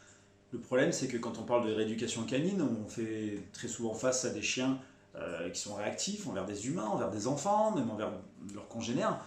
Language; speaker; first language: French; native; French